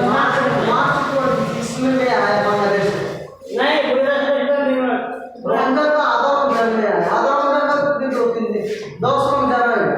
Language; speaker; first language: Hindi; non-native, learner; Bangla